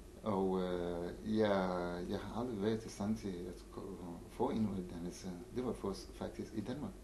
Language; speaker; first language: Danish; non-native, fluent; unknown